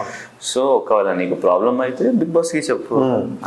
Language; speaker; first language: Telugu; non-native, local second language; Urdu